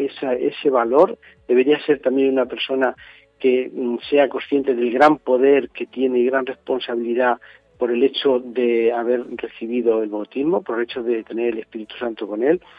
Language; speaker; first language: Spanish; native; Spanish